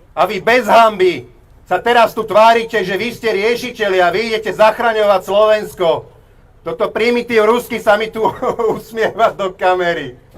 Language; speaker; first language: Slovak; native; Slovak